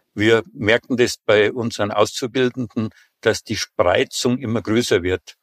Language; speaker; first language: German; native; German